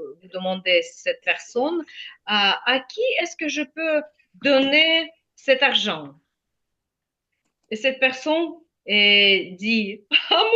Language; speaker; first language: French; non-native, fluent; Ukrainian